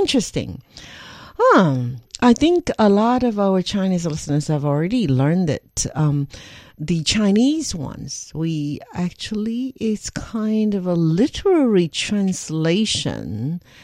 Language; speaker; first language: English; non-native, fluent; Chinese